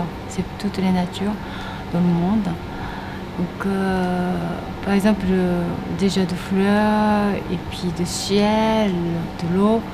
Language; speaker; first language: French; non-native, learner; Japanese